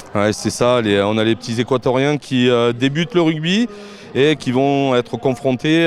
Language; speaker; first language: French; native; French